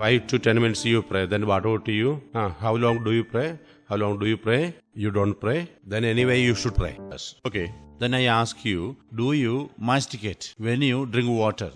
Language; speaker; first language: English; non-native, local second language; Malayalam